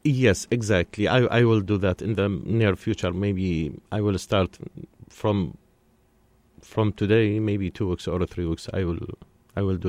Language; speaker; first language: English; non-native, learner; Arabic